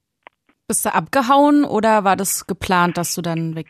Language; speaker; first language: German; native; German